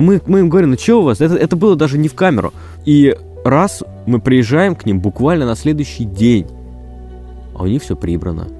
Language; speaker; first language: Russian; native; Russian